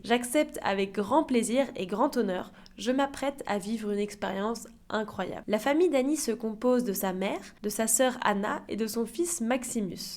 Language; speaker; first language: French; native; French